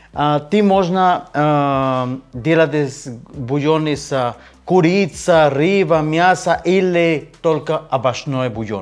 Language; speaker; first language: Russian; non-native, learner; Spanish